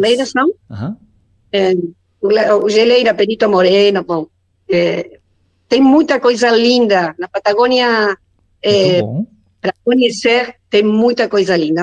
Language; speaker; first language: Portuguese; non-native, learner; Spanish